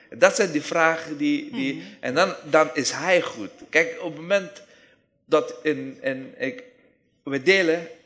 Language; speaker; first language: Dutch; non-native, fluent; Persian